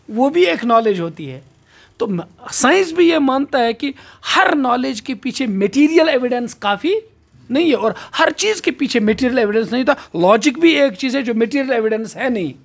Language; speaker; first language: Urdu; non-native, local second language; Kashmiri